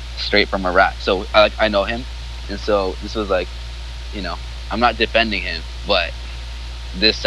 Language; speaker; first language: English; non-native, fluent; Arabic